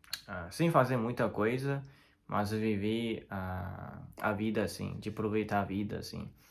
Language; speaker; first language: Portuguese; non-native, learner; Chinese